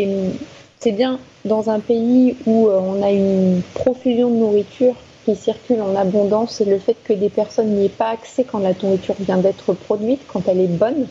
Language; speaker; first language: French; native; French